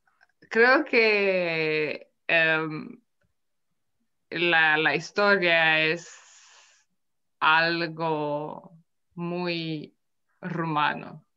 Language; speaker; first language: Spanish; non-native, fluent; Romanian